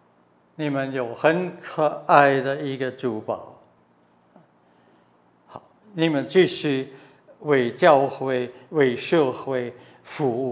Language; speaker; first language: Chinese; non-native, fluent; German